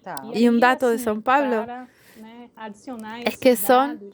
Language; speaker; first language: Spanish; non-native, fluent; Portuguese